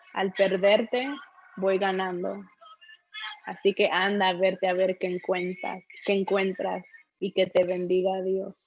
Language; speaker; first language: Spanish; native; Spanish